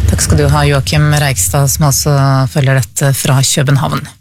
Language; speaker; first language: Norwegian; native; Norwegian